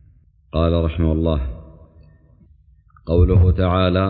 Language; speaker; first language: Arabic; native; Arabic